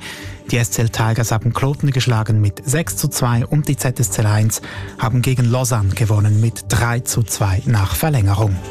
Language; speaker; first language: German; native; German